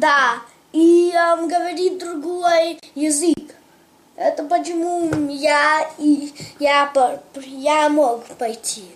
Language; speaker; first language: Russian; early bilingual, heritage; English